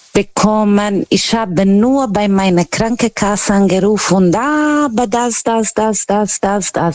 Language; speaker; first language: German; non-native, learner; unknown